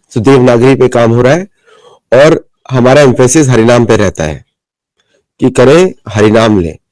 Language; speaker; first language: Hindi; non-native, local second language; Marathi